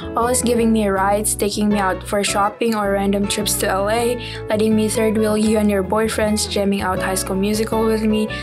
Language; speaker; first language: English; non-native, fluent; Indonesian